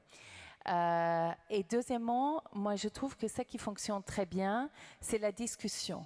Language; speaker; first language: French; non-native, fluent; English